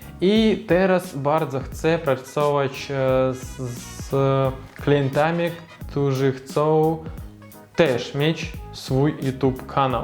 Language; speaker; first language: Polish; non-native, learner; Russian